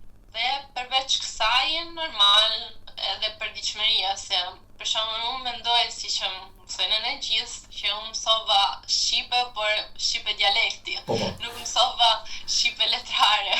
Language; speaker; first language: Albanian; non-native, fluent; Italian